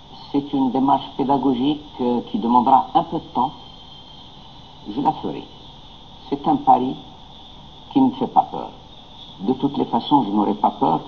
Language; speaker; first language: French; non-native, local second language; Arabic